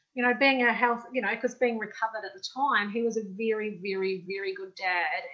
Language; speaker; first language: English; native; English